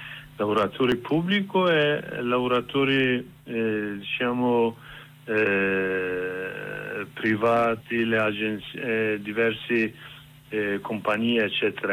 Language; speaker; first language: Italian; non-native, learner; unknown